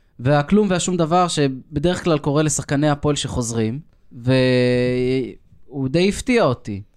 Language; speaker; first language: Hebrew; native; Hebrew